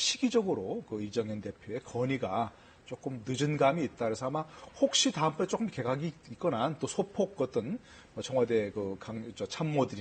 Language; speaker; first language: Korean; native; Korean